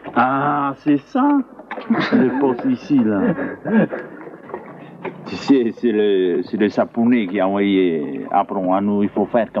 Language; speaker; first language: French; non-native, local second language; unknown